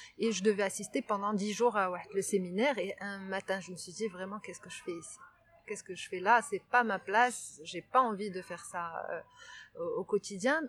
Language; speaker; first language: French; non-native, local second language; Arabic